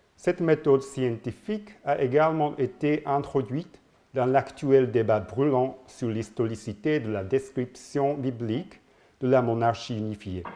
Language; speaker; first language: French; non-native, learner; Japanese